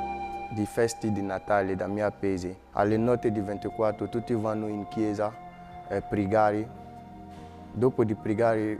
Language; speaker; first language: Italian; non-native, learner; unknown